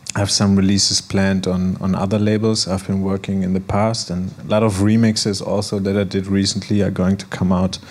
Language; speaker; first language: English; non-native, fluent; German